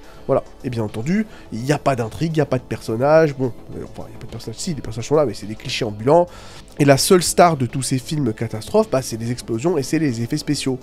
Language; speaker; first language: French; native; French